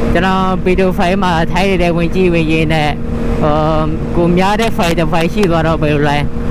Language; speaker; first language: Burmese; non-native, learner; Thai